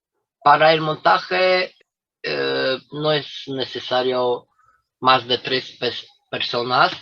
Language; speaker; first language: Spanish; non-native, fluent; Romanian